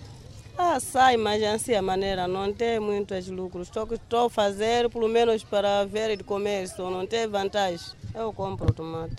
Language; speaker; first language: Portuguese; non-native, local second language; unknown